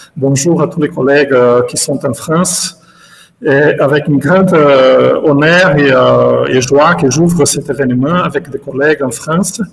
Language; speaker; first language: French; non-native, fluent; Portuguese